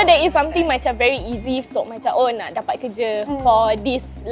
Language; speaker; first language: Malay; native; Malay